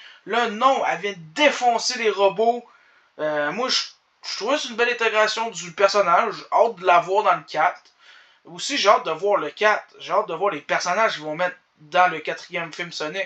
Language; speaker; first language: French; native; French